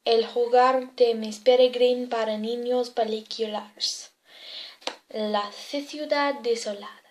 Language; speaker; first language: Spanish; non-native, learner; English